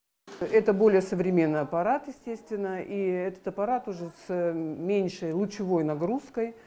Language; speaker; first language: Russian; native; Russian